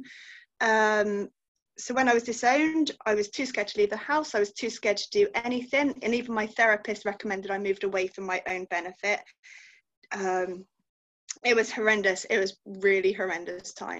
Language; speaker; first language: English; native; English